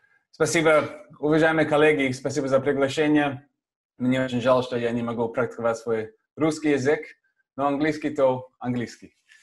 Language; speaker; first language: Russian; non-native, learner; English